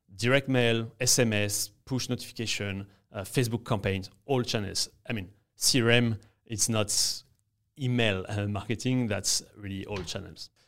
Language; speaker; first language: English; non-native, fluent; French